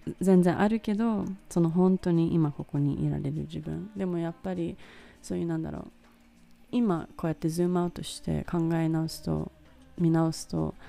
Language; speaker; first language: Japanese; early bilingual, heritage; Japanese